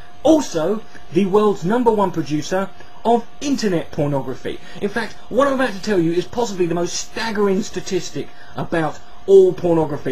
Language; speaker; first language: English; native; English